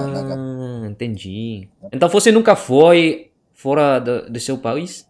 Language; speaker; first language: Portuguese; non-native, fluent; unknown